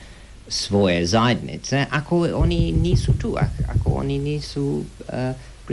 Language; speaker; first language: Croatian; non-native, fluent; English